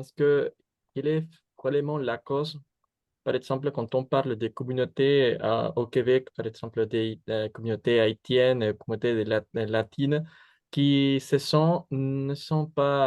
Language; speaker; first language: French; non-native, fluent; Spanish